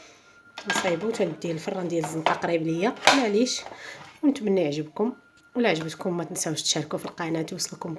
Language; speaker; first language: Arabic; native; Arabic